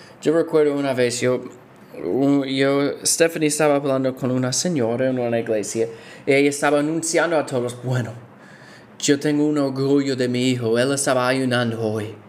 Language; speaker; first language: Spanish; non-native, fluent; English